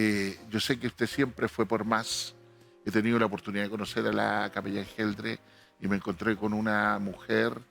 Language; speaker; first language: Spanish; native; Spanish